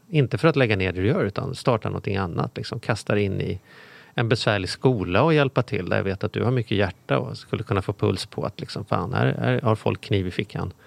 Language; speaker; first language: Swedish; native; Swedish